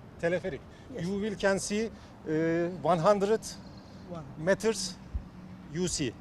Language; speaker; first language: English; non-native, learner; Turkish